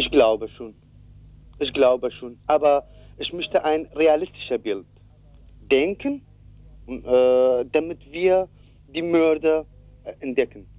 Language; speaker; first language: German; non-native, learner; Kurdish